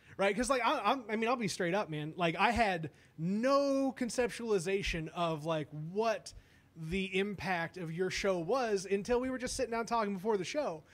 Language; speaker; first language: English; native; English